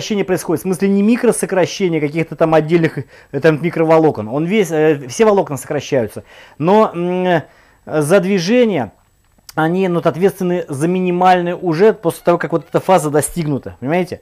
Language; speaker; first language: Russian; native; Russian